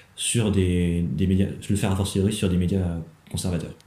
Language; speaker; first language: French; native; French